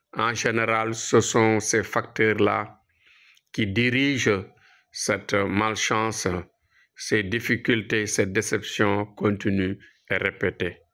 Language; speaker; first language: French; non-native, local second language; Fula